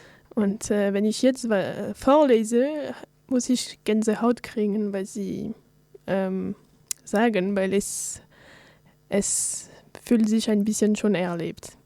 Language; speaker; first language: German; non-native, fluent; French